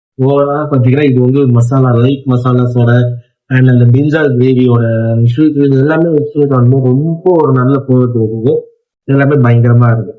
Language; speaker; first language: Tamil; non-native, local second language; Malayalam